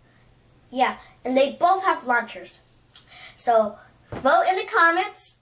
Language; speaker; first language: English; native; English